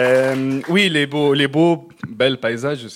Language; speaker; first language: French; non-native, fluent; Arabic